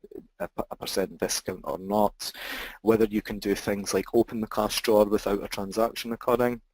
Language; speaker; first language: English; native; English